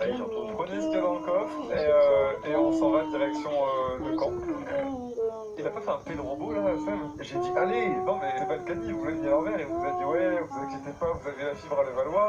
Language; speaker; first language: French; native; French